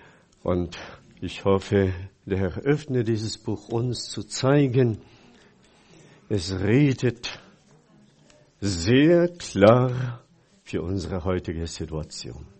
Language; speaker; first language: German; non-native, fluent; Chinese